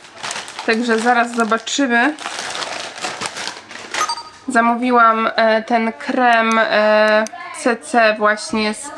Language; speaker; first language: Polish; native; Polish